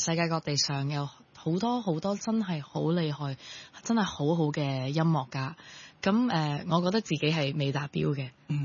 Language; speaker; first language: Cantonese; native; Cantonese